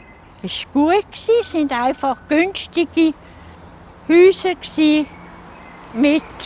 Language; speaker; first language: German; native; German